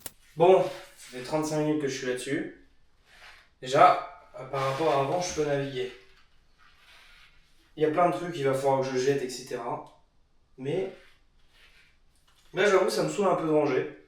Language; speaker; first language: French; native; French